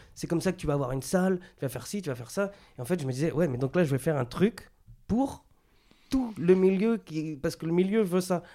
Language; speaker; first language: French; native; French